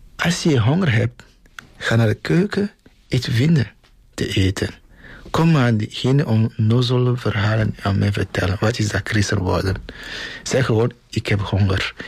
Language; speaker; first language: Dutch; non-native, fluent; Ewe